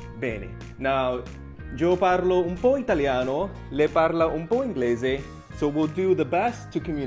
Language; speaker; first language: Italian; non-native, learner; English